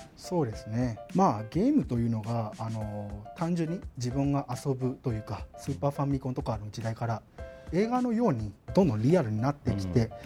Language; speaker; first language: Japanese; non-native, fluent; Burmese